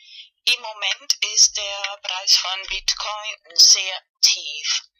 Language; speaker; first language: German; non-native, learner; Spanish